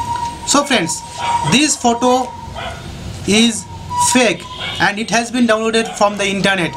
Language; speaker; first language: English; non-native, local second language; Hindi